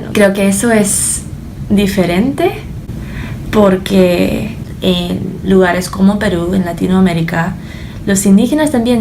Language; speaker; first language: Spanish; early bilingual, heritage; Spanish